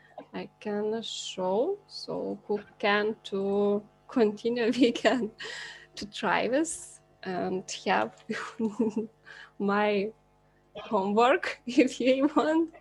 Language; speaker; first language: English; non-native, learner; Lithuanian